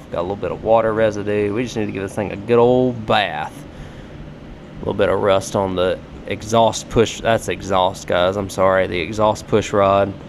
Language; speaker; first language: English; native; English